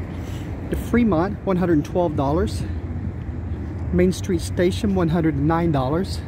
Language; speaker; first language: English; native; English